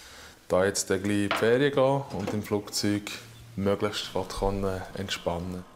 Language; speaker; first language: German; native; German